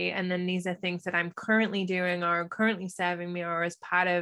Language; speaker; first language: English; native; English